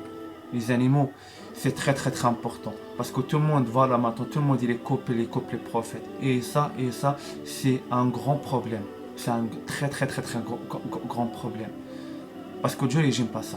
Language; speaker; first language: French; non-native, learner; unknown